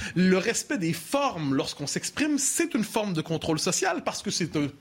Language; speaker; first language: French; native; French